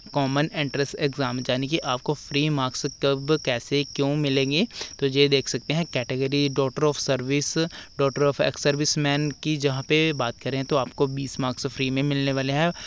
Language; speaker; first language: Hindi; non-native, local second language; Punjabi